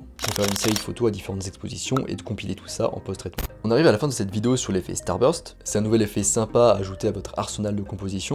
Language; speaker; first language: French; native; French